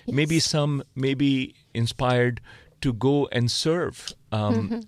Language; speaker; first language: English; non-native, local second language; Punjabi